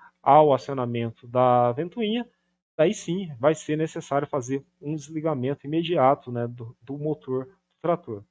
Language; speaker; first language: Portuguese; native; Portuguese